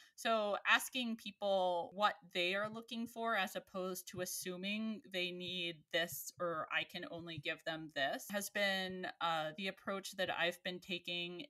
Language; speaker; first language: English; native; English